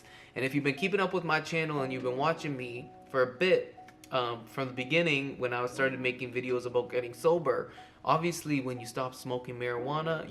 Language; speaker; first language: English; native; English